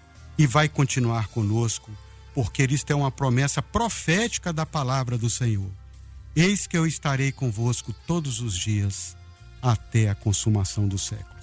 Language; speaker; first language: Portuguese; native; Portuguese